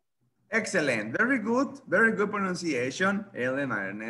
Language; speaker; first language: English; non-native, fluent; Spanish